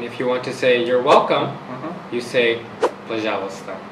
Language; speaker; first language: English; early bilingual, heritage; English